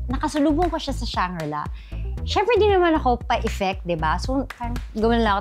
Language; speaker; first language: Filipino; native; Filipino